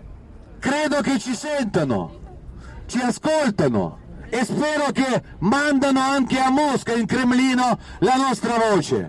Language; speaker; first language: Italian; non-native, fluent; Ukrainian